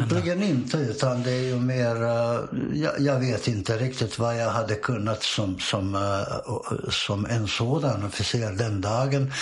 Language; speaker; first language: Swedish; non-native, fluent; Bosnian